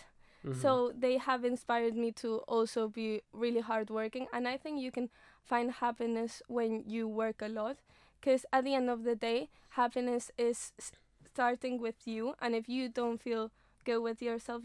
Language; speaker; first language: English; non-native, fluent; Spanish